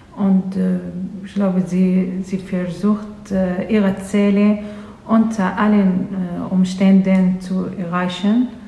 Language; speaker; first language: German; non-native, learner; Arabic